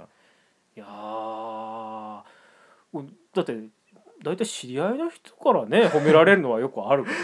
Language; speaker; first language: Japanese; native; Japanese